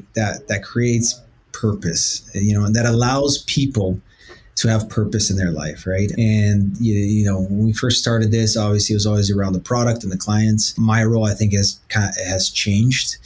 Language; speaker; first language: English; early bilingual, other home language; Portuguese